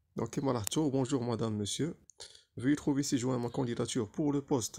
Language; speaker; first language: French; non-native, local second language; Arabic